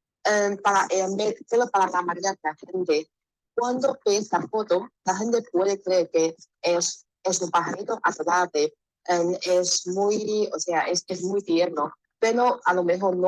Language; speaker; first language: Spanish; non-native, learner; Chinese